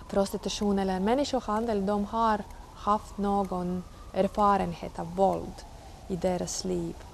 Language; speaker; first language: Swedish; non-native, fluent; Latvian